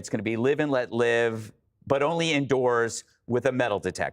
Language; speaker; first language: English; native; English